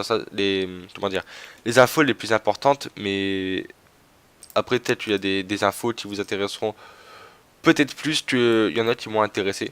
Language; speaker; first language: French; native; French